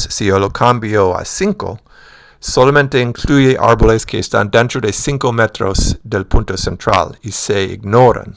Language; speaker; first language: Spanish; non-native, fluent; English